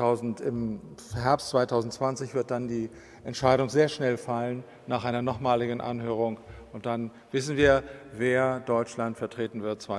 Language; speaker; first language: German; native; German